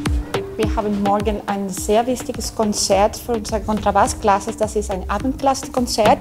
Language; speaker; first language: German; non-native, fluent; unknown